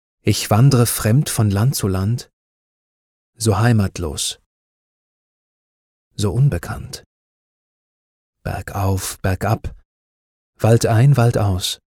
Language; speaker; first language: German; native; German